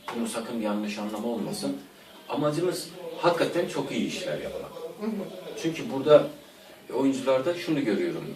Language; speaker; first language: Turkish; native; Turkish